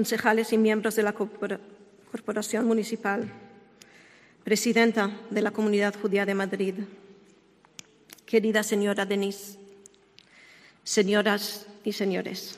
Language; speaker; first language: Spanish; non-native, fluent; Hebrew